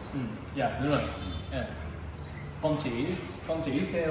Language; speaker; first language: Vietnamese; non-native, learner; Japanese